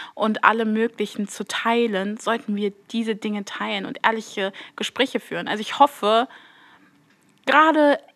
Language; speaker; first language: German; native; German